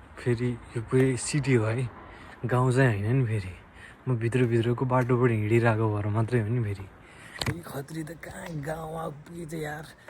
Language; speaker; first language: Nepali; native; Nepali